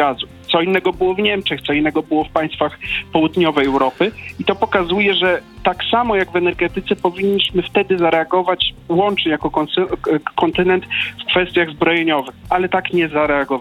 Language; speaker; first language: Polish; native; Polish